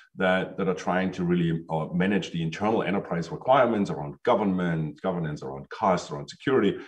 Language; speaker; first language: English; non-native, fluent; German